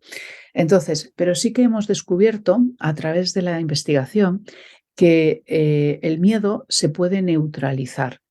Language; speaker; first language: Spanish; native; Spanish